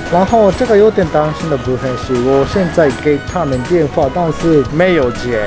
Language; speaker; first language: Chinese; non-native, fluent; Japanese